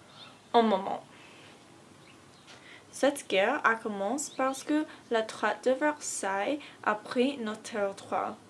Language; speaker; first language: French; non-native, learner; English